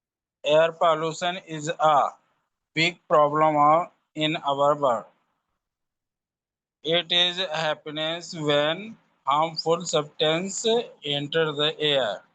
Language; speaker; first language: English; non-native, learner; Hindi